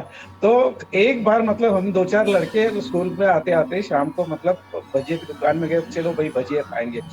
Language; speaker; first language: Hindi; native; Hindi